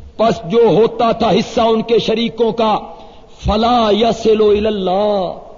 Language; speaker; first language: Urdu; non-native, local second language; Punjabi